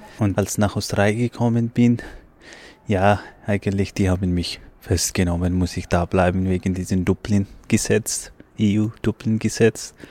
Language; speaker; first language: German; non-native, learner; Urdu